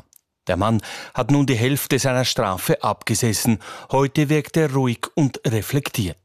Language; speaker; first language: German; native; German